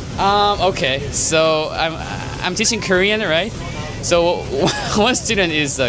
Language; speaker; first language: English; non-native, learner; Korean